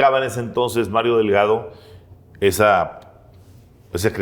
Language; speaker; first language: Spanish; native; Spanish